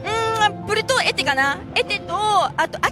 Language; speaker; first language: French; non-native, learner; Japanese